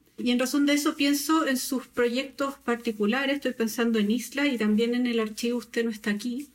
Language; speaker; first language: Spanish; native; Spanish